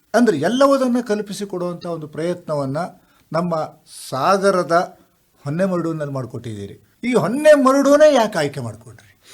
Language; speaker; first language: Kannada; native; Kannada